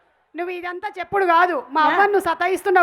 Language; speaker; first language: Telugu; native; Telugu